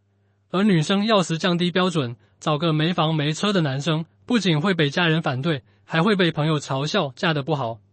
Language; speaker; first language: Chinese; native; Chinese